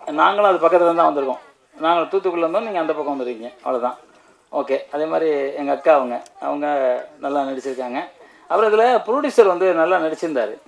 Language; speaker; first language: Tamil; native; Tamil